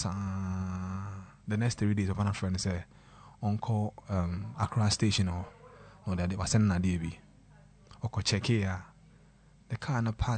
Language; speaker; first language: English; non-native, local second language; Akan